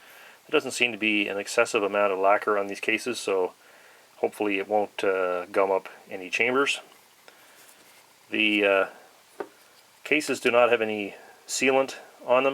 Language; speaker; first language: English; native; English